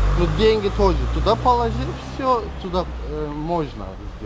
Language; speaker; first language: Russian; non-native, learner; Azerbaijani